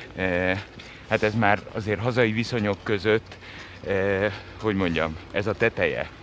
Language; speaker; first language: Hungarian; early bilingual, other home language; Russian